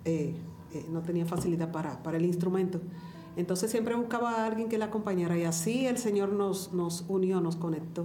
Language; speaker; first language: Spanish; native; Spanish